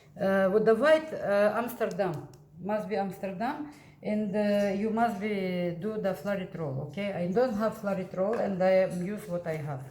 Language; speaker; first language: English; non-native, learner; Russian